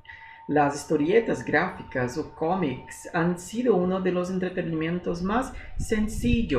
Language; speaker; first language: Spanish; non-native, fluent; Portuguese